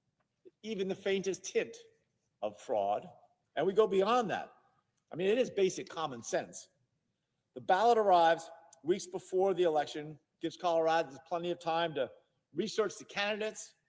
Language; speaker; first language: English; native; English